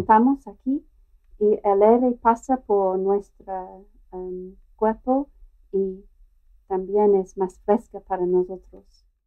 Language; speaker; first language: Spanish; non-native, learner; English